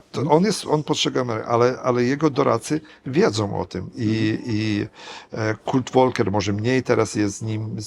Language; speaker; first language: Polish; non-native, fluent; Ukrainian